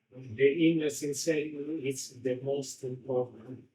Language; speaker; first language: English; non-native, learner; Italian